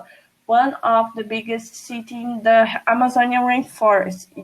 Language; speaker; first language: English; non-native, fluent; Portuguese